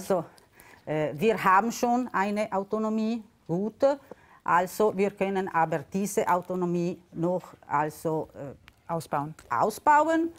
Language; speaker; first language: German; non-native, local second language; Italian